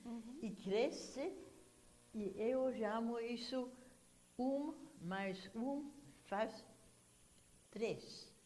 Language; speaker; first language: Portuguese; non-native, fluent; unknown